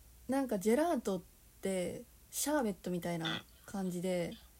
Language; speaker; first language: Japanese; native; Japanese